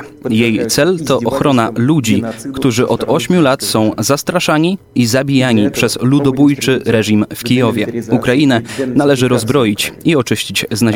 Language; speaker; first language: Polish; native; Polish